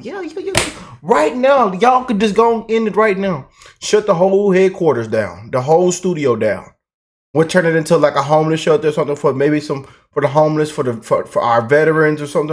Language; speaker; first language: English; native; English